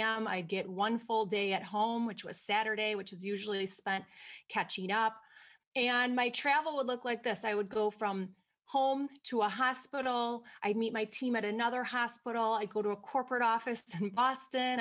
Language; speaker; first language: English; native; English